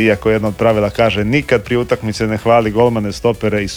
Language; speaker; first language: Serbian; native; Serbian